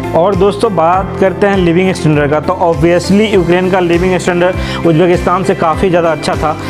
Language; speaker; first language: Hindi; native; Hindi